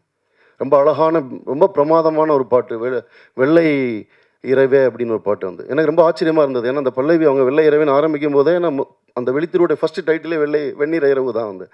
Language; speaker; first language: Tamil; native; Tamil